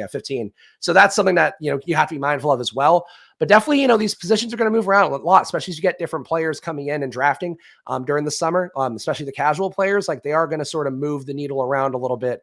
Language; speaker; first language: English; native; English